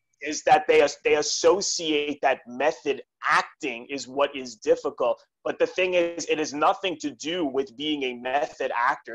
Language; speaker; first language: English; native; English